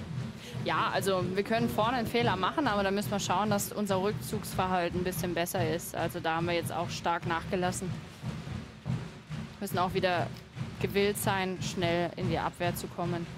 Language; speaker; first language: German; native; German